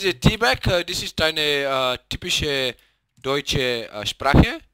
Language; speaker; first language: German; non-native, learner; Bulgarian